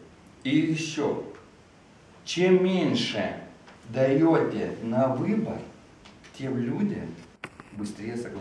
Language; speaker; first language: Russian; non-native, fluent; Lithuanian